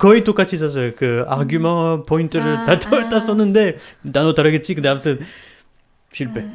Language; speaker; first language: Korean; non-native, fluent; French